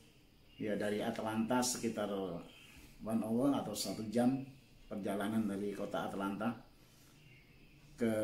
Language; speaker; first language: Indonesian; non-native, local second language; Javanese